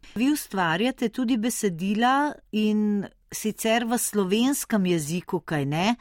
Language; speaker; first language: Slovenian; native; Slovenian